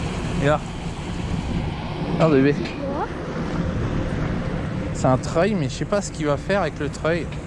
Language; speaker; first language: French; native; French